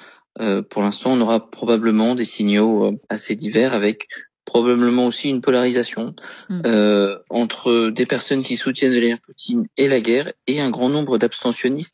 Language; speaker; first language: French; native; French